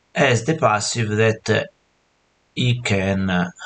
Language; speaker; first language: English; non-native, learner; Italian